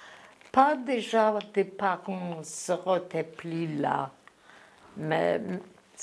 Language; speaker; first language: French; non-native, learner; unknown